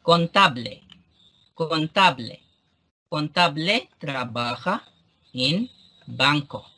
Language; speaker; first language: Spanish; non-native, fluent; Arabic